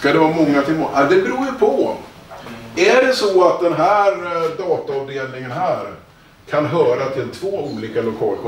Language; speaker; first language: Swedish; native; Swedish